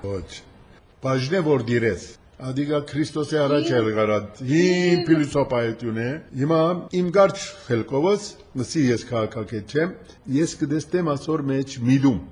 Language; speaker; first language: Armenian; early bilingual, heritage; Armenian